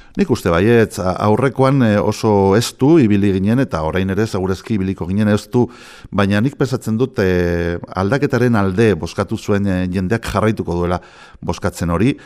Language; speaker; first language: Basque; non-native, local second language; Spanish